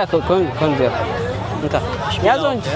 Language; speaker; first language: German; non-native, learner; Amharic